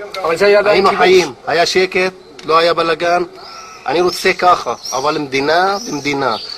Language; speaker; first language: Hebrew; non-native, local second language; Arabic